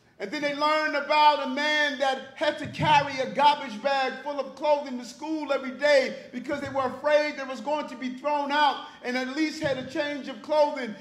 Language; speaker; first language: English; native; English